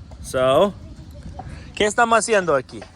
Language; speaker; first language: Spanish; non-native, learner; English